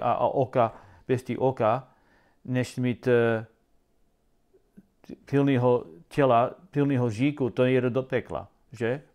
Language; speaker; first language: Czech; non-native, learner; English